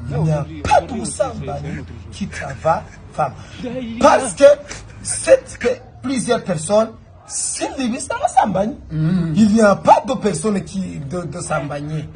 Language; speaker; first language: French; non-native, learner; Rundi